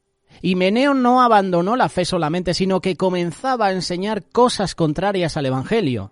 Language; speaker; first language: Spanish; native; Spanish